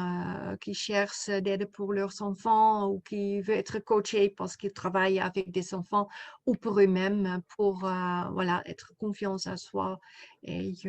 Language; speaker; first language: French; non-native, fluent; Dutch